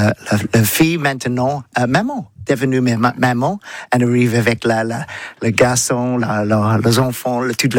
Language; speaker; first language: French; non-native, learner; English